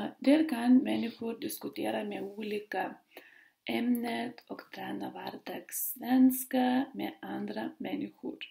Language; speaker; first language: Swedish; non-native, learner; Lithuanian